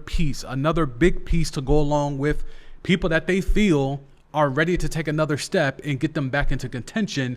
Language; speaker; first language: English; native; English